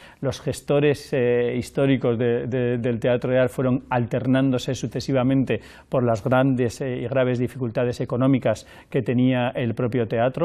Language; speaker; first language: Spanish; native; Spanish